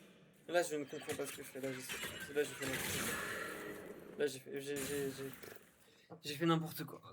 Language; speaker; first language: French; native; French